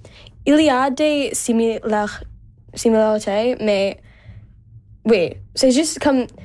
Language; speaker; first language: French; non-native, local second language; English